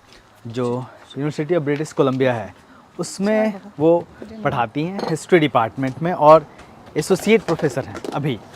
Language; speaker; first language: Hindi; native; Hindi